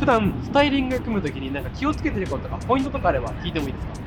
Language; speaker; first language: Japanese; native; Japanese